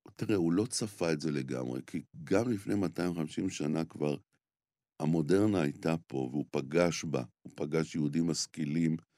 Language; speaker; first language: Hebrew; native; Hebrew